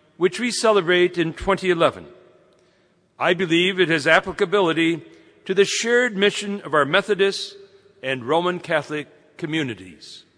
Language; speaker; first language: English; native; English